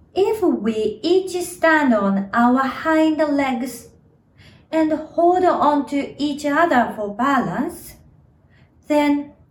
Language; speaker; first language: English; non-native, fluent; Japanese